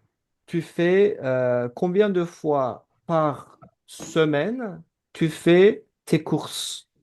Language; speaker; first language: French; non-native, fluent; Azerbaijani